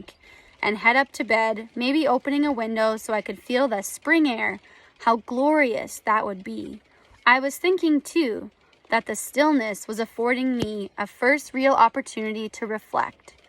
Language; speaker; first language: English; native; English